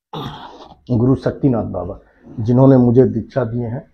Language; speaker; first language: Hindi; non-native, local second language; Bangla